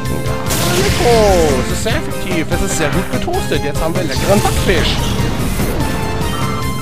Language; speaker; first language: German; native; German